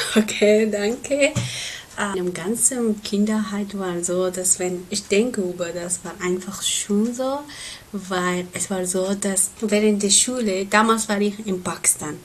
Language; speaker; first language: German; non-native, learner; Persian